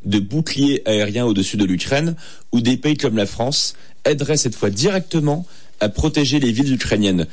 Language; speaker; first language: French; native; French